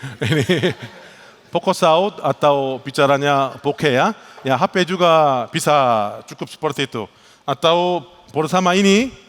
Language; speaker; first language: Indonesian; non-native, learner; Korean